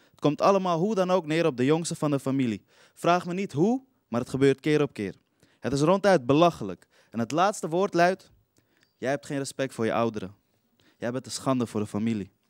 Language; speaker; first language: Dutch; early bilingual, other home language; Persian